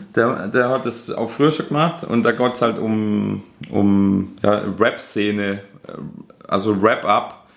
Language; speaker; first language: German; native; German